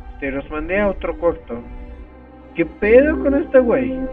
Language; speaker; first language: Spanish; native; Spanish